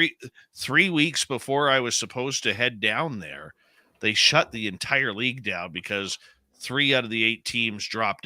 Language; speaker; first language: English; native; English